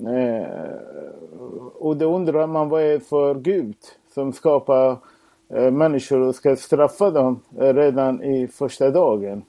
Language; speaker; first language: Swedish; non-native, fluent; Persian